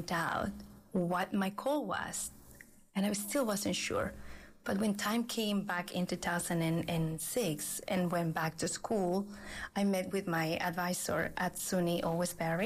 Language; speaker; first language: English; non-native, fluent; Spanish